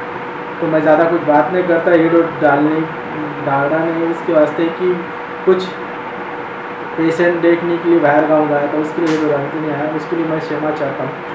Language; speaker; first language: Hindi; non-native, local second language; Marathi